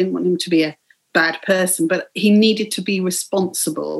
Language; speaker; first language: English; native; English